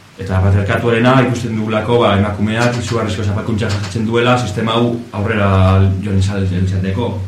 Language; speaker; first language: Basque; non-native, local second language; Spanish